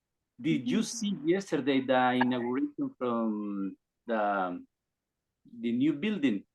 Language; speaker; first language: English; non-native, learner; Spanish